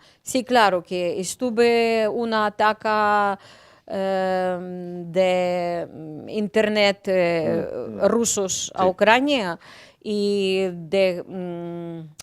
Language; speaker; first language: Spanish; non-native, learner; Ukrainian